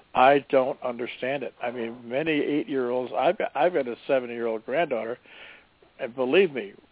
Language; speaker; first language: English; native; English